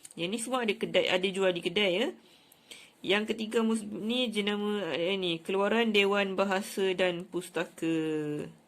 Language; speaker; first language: Malay; native; Malay